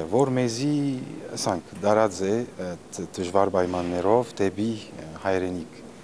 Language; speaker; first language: Armenian; early bilingual, heritage; Armenian